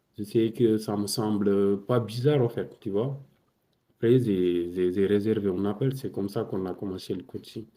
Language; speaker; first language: French; non-native, local second language; Wolof